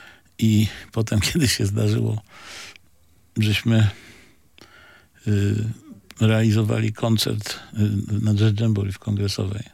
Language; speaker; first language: Polish; native; Polish